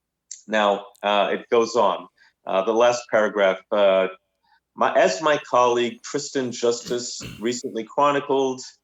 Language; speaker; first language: English; native; English